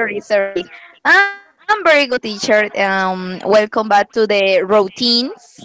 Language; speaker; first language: English; non-native, learner; Spanish